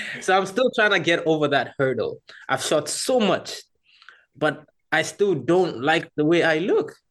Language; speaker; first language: English; non-native, local second language; Kinyarwanda